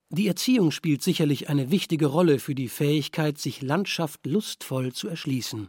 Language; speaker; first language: German; native; German